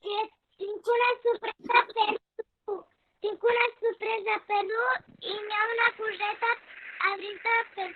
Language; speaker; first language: Catalan; non-native, local second language; Spanish